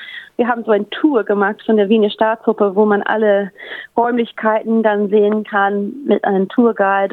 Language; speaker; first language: German; native; German